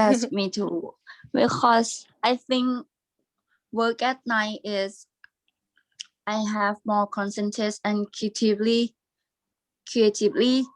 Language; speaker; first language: English; non-native, learner; Thai